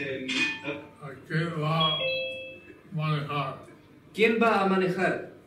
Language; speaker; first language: Spanish; non-native, learner; English